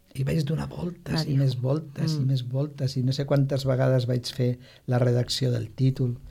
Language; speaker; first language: Catalan; non-native, local second language; Spanish